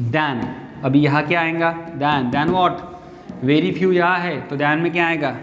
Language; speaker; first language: Hindi; non-native, local second language; Marathi